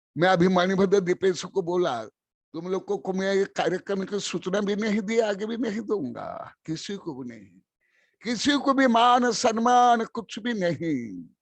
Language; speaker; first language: Hindi; non-native, local second language; Odia